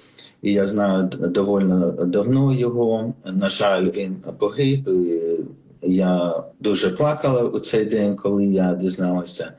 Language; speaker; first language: Ukrainian; non-native, local second language; Russian